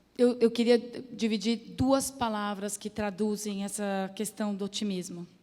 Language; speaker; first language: Portuguese; native; Portuguese